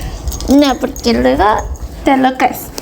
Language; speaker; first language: Spanish; early bilingual, heritage; Spanish